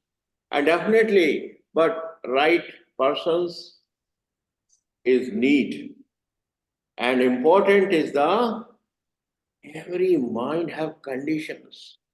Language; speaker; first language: English; non-native, learner; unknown